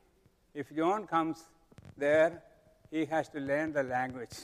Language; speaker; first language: English; non-native, local second language; Malayalam